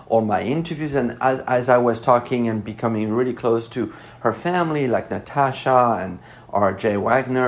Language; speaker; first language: English; non-native, fluent; French